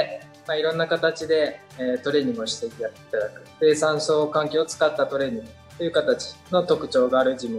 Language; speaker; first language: Japanese; native; Japanese